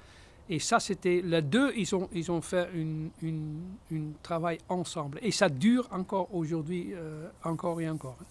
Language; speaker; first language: French; non-native, fluent; Dutch